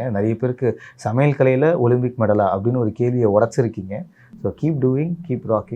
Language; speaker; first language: Tamil; native; Tamil